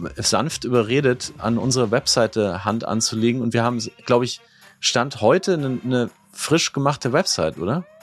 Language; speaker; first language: German; native; German